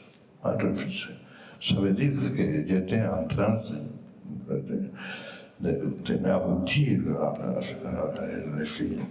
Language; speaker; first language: French; non-native, fluent; Spanish